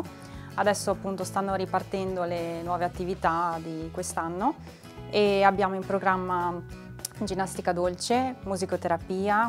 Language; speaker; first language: Italian; native; Italian